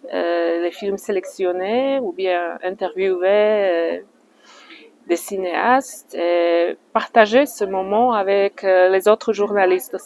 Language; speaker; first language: French; non-native, fluent; Slovak